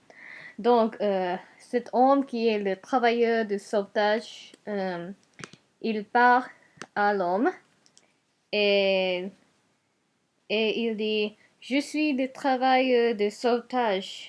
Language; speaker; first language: French; non-native, learner; Japanese